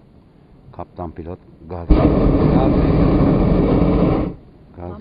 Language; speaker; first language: Turkish; native; Turkish